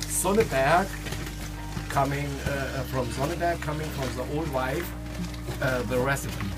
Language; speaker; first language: English; non-native, learner; German